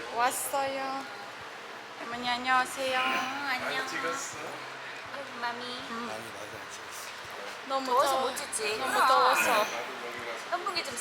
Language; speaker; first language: Korean; non-native, learner; Ukrainian